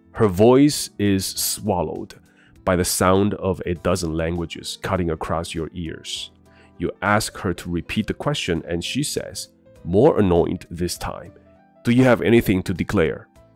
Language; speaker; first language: English; non-native, fluent; Chinese